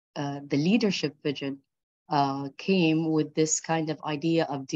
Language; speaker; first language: English; early bilingual, other home language; Arabic